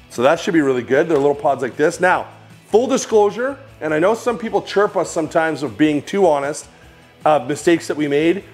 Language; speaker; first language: English; native; English